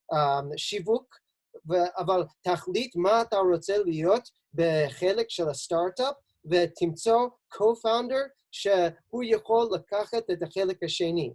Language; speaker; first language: Hebrew; non-native, fluent; English